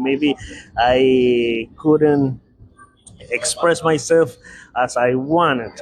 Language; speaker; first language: English; non-native, learner; Spanish